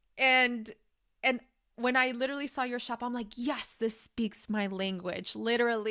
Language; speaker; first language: English; early bilingual, other home language; Spanish